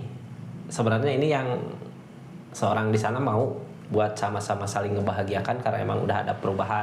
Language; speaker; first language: Indonesian; native; Indonesian